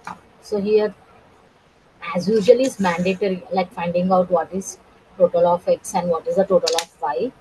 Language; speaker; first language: English; non-native, local second language; Telugu